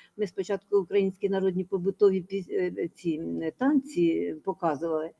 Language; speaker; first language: Ukrainian; native; Ukrainian